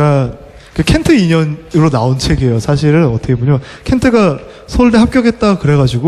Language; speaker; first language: Korean; native; Korean